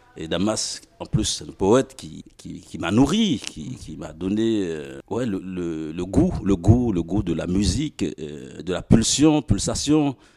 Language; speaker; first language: French; non-native, local second language; Haitian Creole